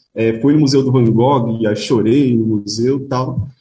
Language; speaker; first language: Portuguese; native; Portuguese